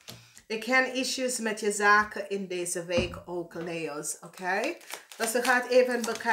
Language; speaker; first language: Dutch; non-native, learner; English